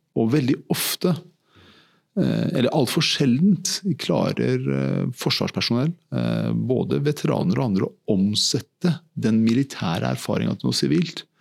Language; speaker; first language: Norwegian; early bilingual, other home language; Persian